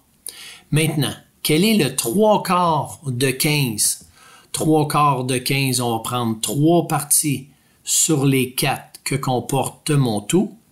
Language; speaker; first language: French; native; French